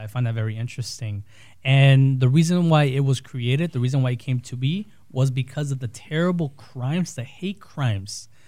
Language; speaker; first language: English; early bilingual, other home language; Spanish